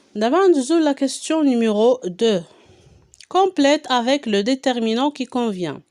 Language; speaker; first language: French; non-native, local second language; Arabic